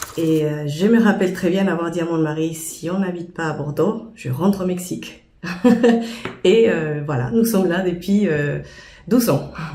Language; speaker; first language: French; non-native, fluent; Spanish